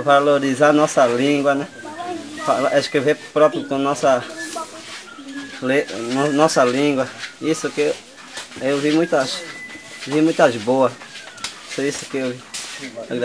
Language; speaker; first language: Portuguese; non-native, local second language; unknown